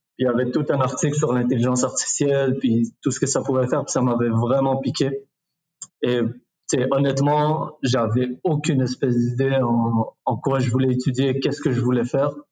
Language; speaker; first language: French; early bilingual, other home language; Arabic